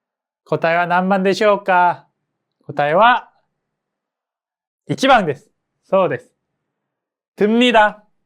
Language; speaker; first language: Japanese; non-native, fluent; Korean